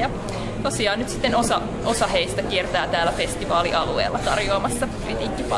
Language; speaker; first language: Finnish; native; Finnish